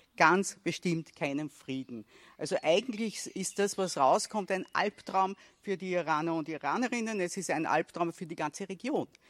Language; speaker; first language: German; native; German